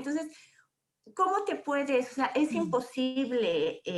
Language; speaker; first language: Spanish; native; Spanish